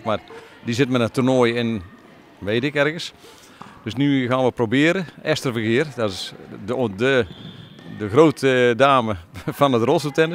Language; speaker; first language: Dutch; native; Dutch